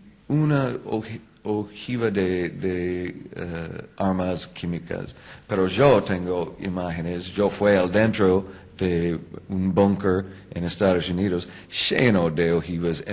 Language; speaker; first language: Spanish; non-native, fluent; English